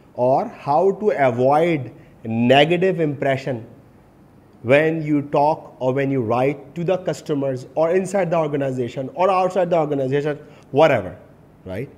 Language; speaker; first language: English; non-native, local second language; Urdu